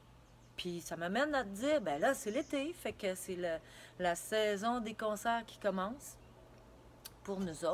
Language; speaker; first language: French; native; French